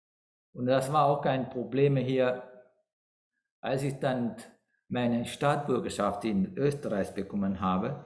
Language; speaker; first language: German; non-native, fluent; Sinhala